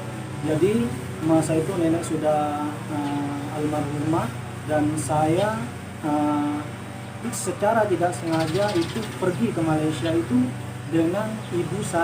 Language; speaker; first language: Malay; non-native, local second language; Madurese